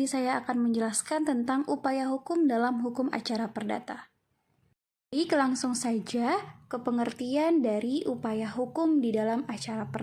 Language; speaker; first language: Indonesian; native; Indonesian